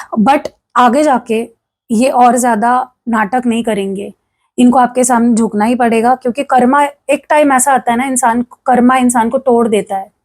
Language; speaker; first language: Hindi; non-native, local second language; Marathi